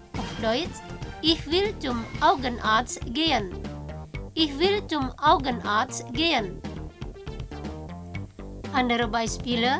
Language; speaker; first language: German; non-native, fluent; Indonesian